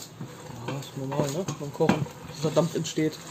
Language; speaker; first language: German; native; German